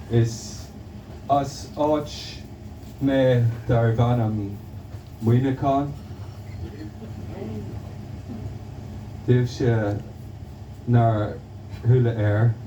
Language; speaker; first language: Irish; non-native, local second language; English